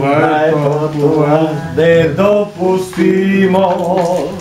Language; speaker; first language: Bulgarian; native; Bulgarian